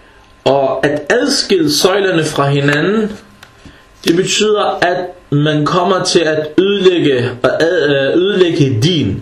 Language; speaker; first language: Danish; early bilingual, other home language; Arabic